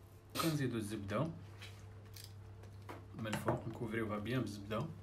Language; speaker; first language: Arabic; native; Arabic